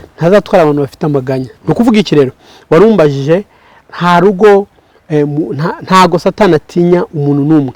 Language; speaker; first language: Kinyarwanda; early bilingual, heritage; Kinyarwanda